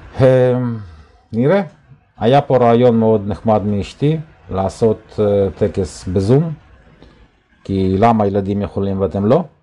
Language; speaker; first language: Hebrew; non-native, fluent; Russian